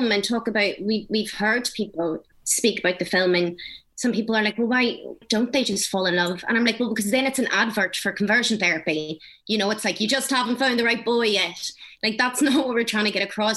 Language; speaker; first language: English; native; English